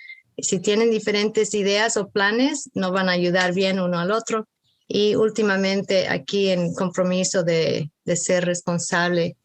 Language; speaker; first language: Spanish; early bilingual, heritage; Spanish